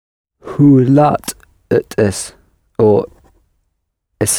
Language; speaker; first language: Dutch; non-native, learner; English